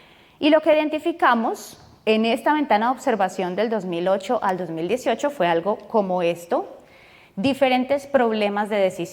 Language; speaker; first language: Spanish; native; Spanish